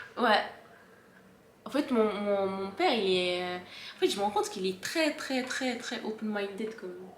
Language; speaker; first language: French; early bilingual, other home language; Arabic